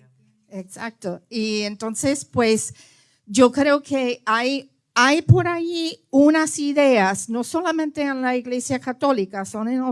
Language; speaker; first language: Spanish; early bilingual, heritage; Spanish